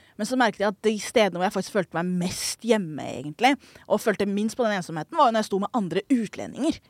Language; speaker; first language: Norwegian; early bilingual, other home language; Somali